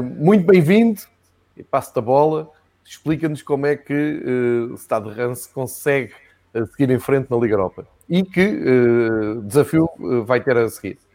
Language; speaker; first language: Portuguese; native; Portuguese